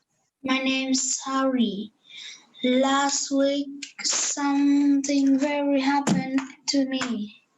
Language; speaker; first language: English; non-native, learner; Vietnamese